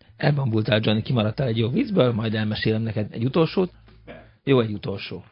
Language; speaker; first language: Hungarian; native; Hungarian